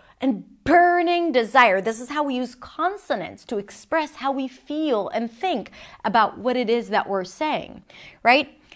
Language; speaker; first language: English; non-native, fluent; Hebrew